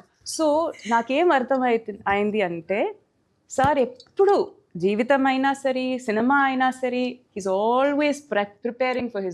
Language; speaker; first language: Telugu; non-native, fluent; Tamil